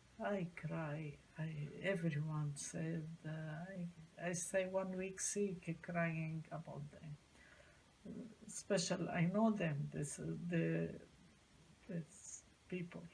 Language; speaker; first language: English; non-native, learner; Arabic